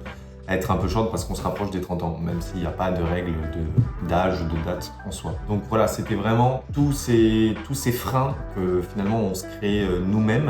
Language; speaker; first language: French; native; French